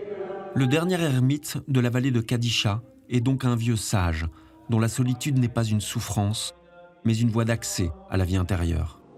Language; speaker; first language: French; native; French